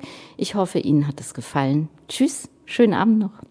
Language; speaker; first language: German; native; German